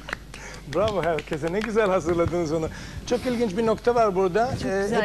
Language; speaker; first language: Turkish; non-native, fluent; English